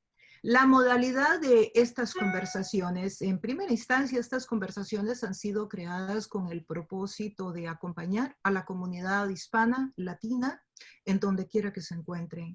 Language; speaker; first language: Spanish; native; Spanish